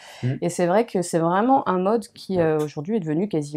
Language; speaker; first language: French; native; French